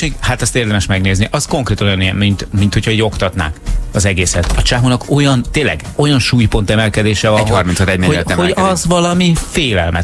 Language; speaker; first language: Hungarian; native; Hungarian